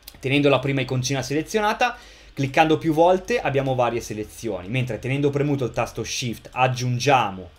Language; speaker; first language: Italian; native; Italian